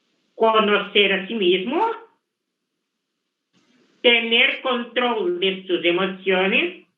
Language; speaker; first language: Spanish; non-native, fluent; Portuguese